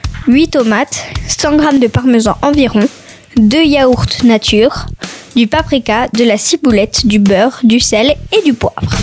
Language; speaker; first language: French; native; French